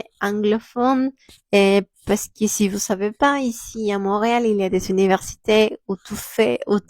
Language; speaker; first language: French; non-native, fluent; Spanish